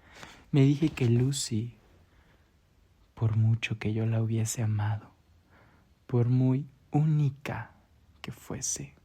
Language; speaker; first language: Spanish; native; Spanish